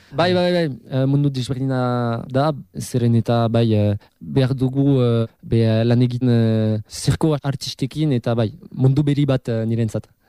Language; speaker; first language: Basque; non-native, local second language; French